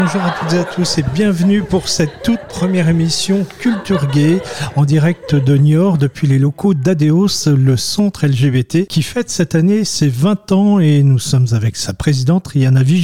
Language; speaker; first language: French; native; French